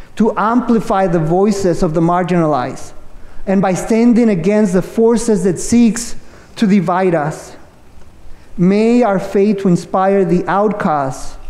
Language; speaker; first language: English; non-native, fluent; Spanish